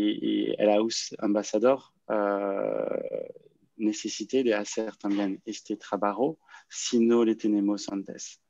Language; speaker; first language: Spanish; non-native, learner; French